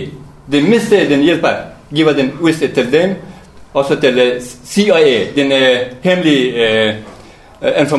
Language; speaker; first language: Danish; non-native, learner; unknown